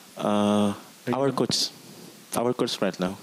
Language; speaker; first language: English; non-native, learner; Indonesian